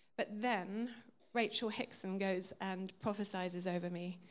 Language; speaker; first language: English; native; English